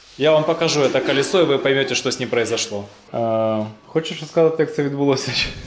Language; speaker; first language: Russian; native; Russian